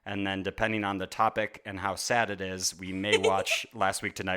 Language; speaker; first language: English; native; English